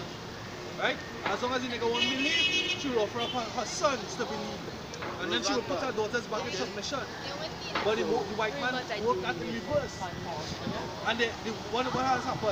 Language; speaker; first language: English; native; English